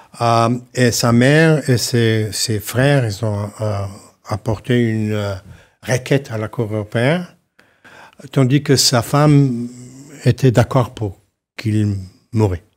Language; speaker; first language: French; non-native, fluent; Slovenian